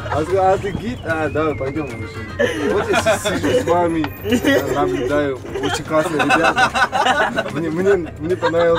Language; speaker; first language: Russian; non-native, local second language; Kazakh